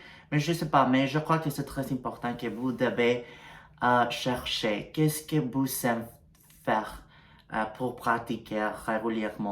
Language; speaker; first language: French; non-native, learner; Spanish